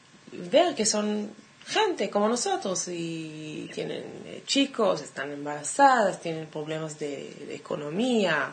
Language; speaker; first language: Spanish; non-native, fluent; Hebrew